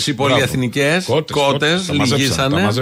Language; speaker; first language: Greek; native; Greek